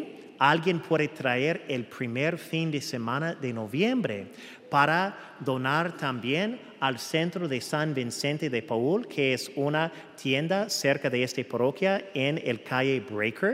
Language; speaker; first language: Spanish; non-native, fluent; English